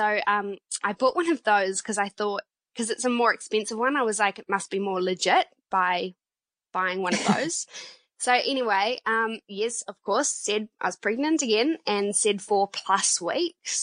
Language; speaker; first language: English; native; English